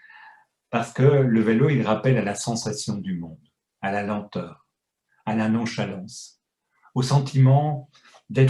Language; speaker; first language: French; native; French